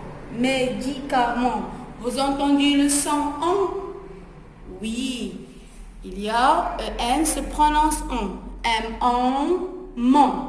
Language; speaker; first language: French; non-native, local second language; Arabic